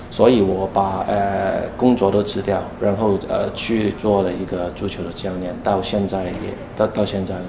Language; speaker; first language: Chinese; non-native, fluent; Cantonese